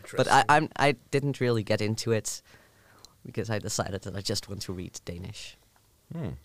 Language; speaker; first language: English; non-native, fluent; Dutch